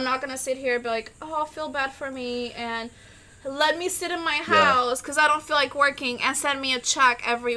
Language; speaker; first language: English; non-native, fluent; Albanian